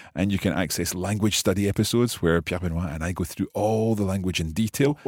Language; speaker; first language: English; native; English